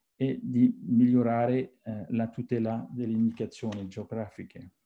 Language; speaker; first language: Italian; non-native, fluent; French